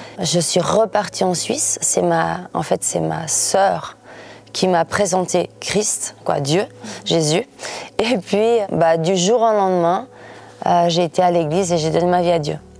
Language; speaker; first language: French; early bilingual, other home language; Portuguese